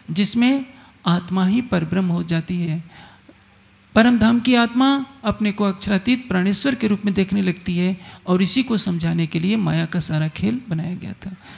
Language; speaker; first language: Hindi; native; Hindi